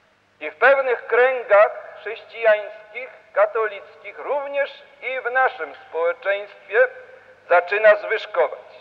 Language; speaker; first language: Polish; native; Polish